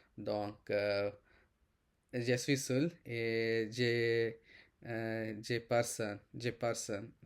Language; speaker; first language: French; non-native, learner; Telugu